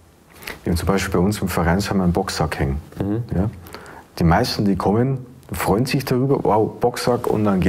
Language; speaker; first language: German; native; German